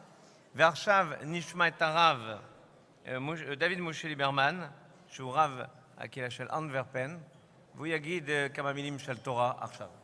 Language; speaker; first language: Hebrew; non-native, fluent; French